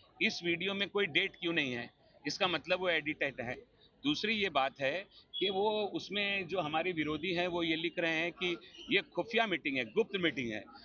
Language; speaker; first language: Hindi; native; Hindi